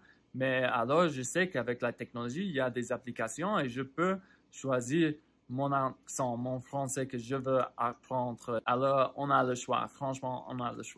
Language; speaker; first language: French; non-native, fluent; English